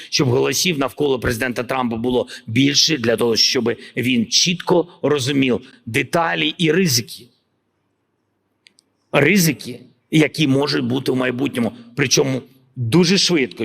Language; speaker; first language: Ukrainian; non-native, local second language; Russian